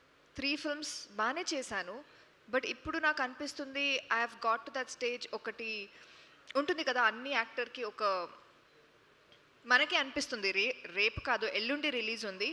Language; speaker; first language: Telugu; non-native, fluent; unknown